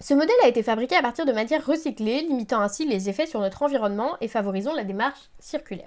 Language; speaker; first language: French; native; French